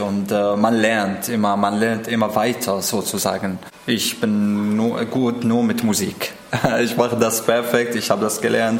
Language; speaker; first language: German; non-native, fluent; Arabic